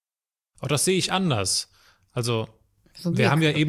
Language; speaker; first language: German; native; German